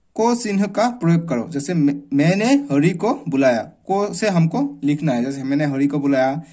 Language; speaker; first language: Hindi; non-native, local second language; Assamese